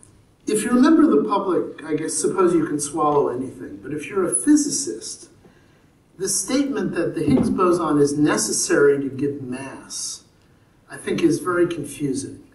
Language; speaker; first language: English; native; English